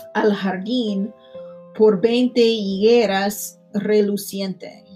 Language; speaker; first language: Spanish; non-native, fluent; English